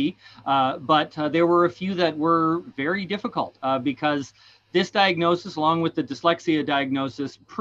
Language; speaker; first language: English; native; English